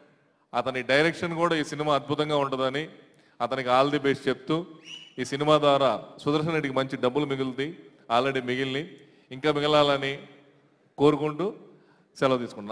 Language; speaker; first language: Telugu; native; Telugu